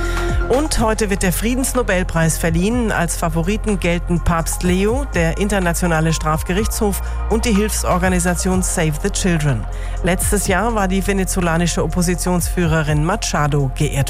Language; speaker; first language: German; native; German